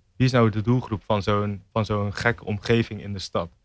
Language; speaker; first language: Dutch; native; Dutch